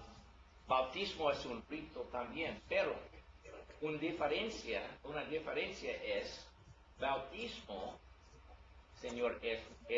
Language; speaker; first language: Spanish; non-native, learner; English